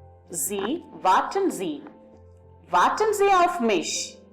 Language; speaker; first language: German; non-native, fluent; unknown